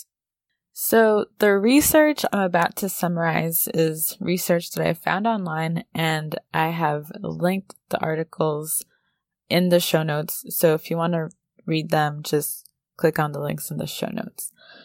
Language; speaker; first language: English; native; English